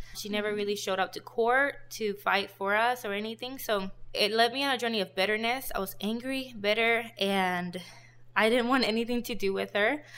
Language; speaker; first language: English; non-native, fluent; Spanish